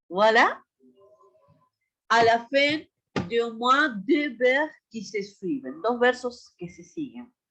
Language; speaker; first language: French; non-native, fluent; Spanish